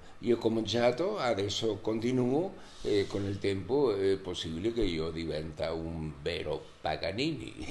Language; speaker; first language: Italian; non-native, learner; Spanish